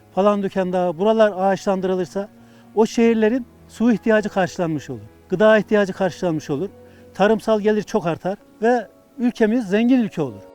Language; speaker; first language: Turkish; native; Turkish